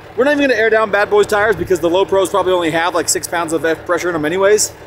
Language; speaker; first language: English; native; English